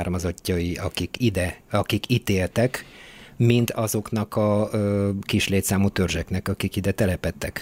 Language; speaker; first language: Hungarian; non-native, fluent; Bulgarian